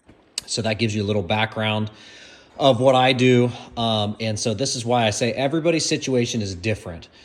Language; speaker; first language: English; native; English